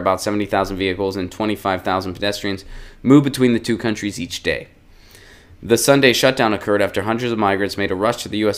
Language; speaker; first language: English; native; English